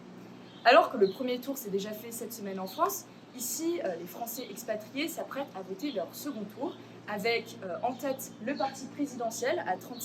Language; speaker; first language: French; native; French